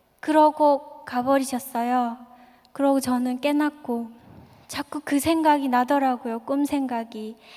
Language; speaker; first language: Korean; native; Korean